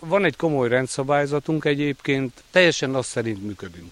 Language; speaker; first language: Hungarian; native; Hungarian